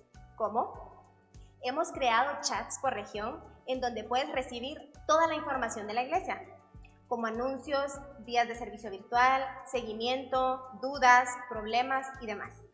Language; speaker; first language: Spanish; native; Spanish